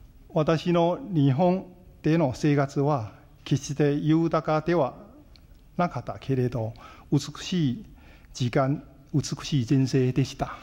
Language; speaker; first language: Japanese; non-native, fluent; Chinese